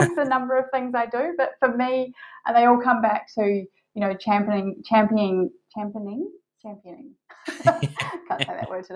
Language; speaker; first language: English; native; English